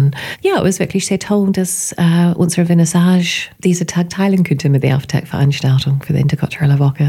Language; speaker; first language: German; non-native, fluent; English